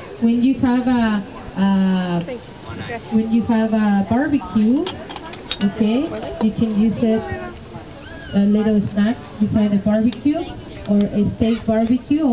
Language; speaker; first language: English; non-native, learner; Spanish